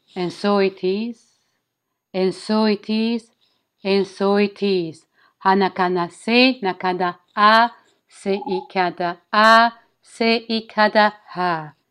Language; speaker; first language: English; non-native, learner; Italian